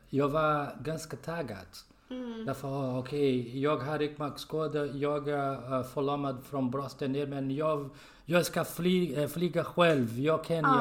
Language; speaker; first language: Swedish; non-native, learner; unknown